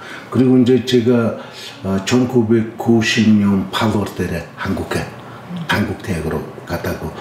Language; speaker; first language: Korean; non-native, fluent; Mongolian